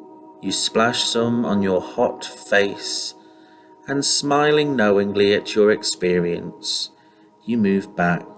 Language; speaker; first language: English; native; English